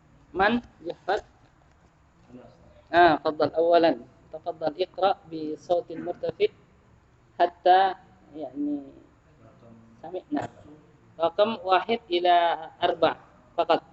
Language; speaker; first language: Arabic; non-native, fluent; Indonesian